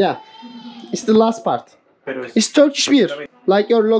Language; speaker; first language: English; non-native, learner; Turkish